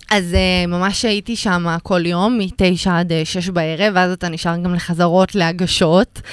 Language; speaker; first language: Hebrew; early bilingual, other home language; Russian